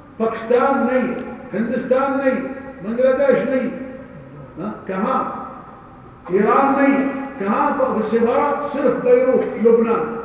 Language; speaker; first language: Urdu; non-native, learner; Arabic